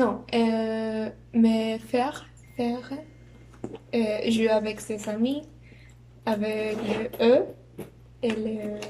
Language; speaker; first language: French; non-native, learner; Spanish